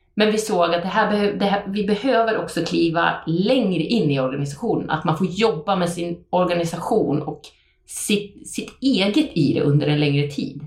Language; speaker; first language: Swedish; native; Swedish